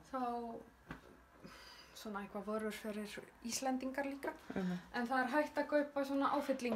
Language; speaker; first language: Icelandic; non-native, learner; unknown